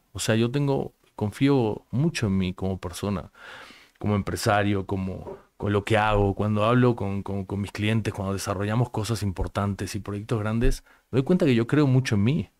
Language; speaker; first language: Spanish; native; Spanish